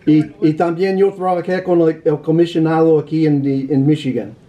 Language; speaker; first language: Spanish; non-native, learner; English